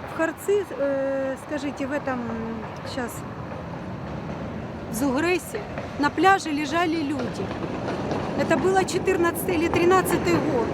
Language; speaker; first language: Russian; native; Russian